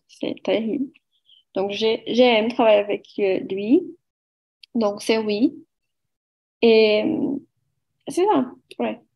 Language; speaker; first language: French; non-native, learner; Portuguese